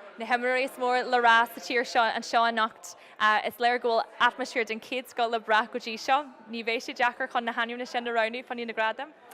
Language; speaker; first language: Irish; native; Irish